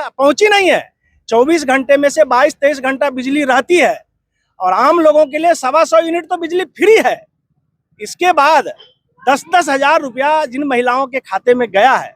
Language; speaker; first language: Hindi; native; Hindi